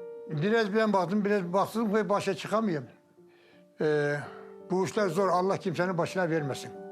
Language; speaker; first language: Turkish; native; Turkish